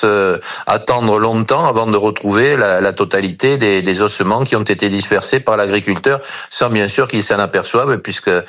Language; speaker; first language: French; native; French